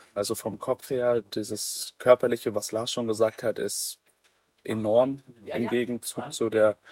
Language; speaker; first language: German; native; German